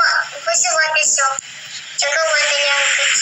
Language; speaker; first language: Chinese; non-native, learner; Indonesian